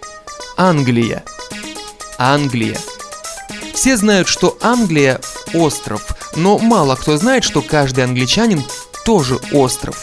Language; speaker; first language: Russian; native; Russian